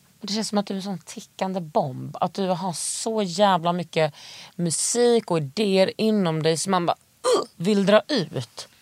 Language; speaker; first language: Swedish; native; Swedish